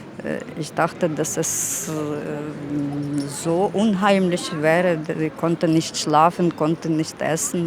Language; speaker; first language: German; non-native, fluent; Russian